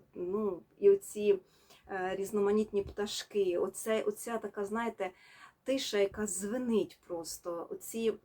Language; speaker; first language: Ukrainian; native; Ukrainian